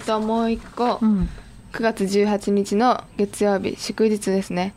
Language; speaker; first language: Japanese; native; Japanese